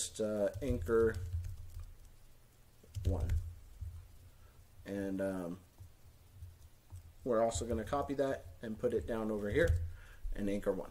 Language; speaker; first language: English; native; English